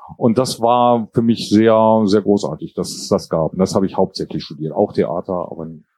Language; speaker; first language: German; native; German